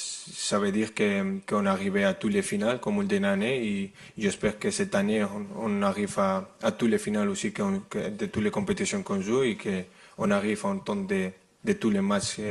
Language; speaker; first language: French; non-native, fluent; Spanish